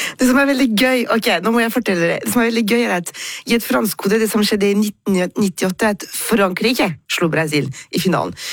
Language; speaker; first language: Norwegian; non-native, fluent; French